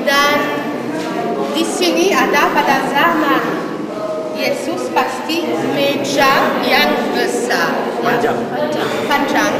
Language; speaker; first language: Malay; non-native, fluent; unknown